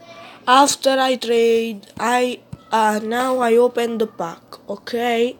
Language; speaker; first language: English; non-native, learner; Italian